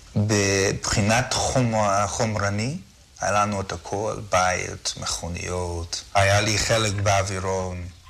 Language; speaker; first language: Hebrew; non-native, fluent; English